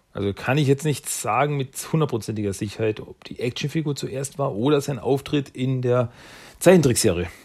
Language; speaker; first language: German; native; German